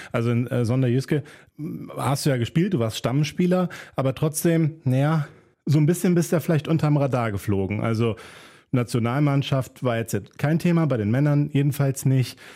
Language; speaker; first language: German; native; German